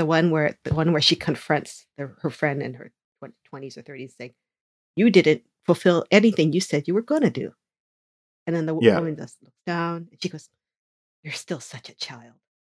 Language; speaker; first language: English; native; English